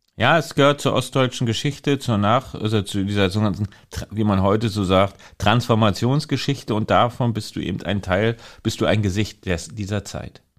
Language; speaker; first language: German; native; German